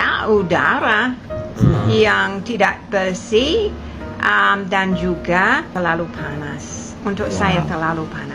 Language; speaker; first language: Indonesian; non-native, fluent; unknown